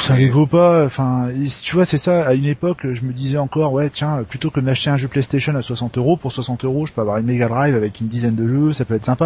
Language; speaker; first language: French; native; French